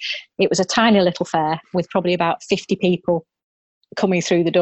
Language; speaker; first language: English; native; English